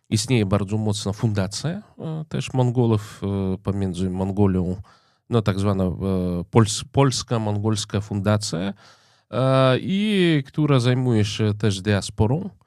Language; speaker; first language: Polish; non-native, fluent; Russian